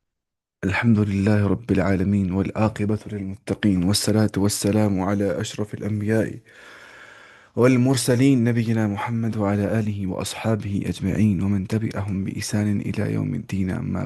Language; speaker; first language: Arabic; non-native, fluent; Urdu